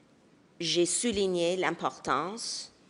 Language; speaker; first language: French; non-native, local second language; English